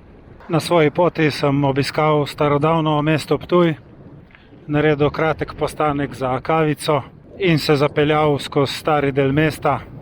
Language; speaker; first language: Slovenian; native; Slovenian